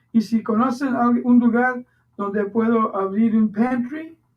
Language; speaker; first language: Spanish; early bilingual, other home language; English